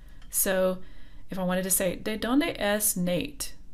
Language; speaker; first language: Spanish; non-native, fluent; English